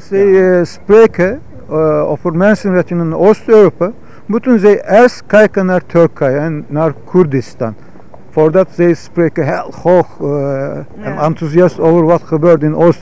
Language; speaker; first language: Dutch; non-native, fluent; Turkish